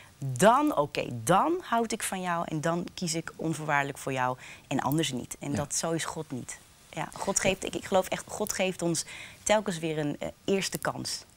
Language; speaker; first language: Dutch; native; Dutch